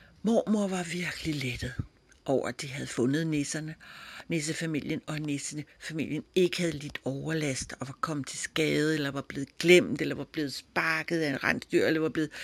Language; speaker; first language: Danish; native; Danish